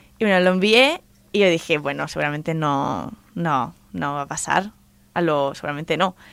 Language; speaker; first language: Spanish; non-native, local second language; Catalan